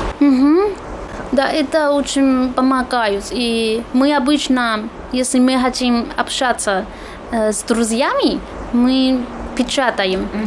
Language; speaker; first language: Russian; non-native, fluent; Chinese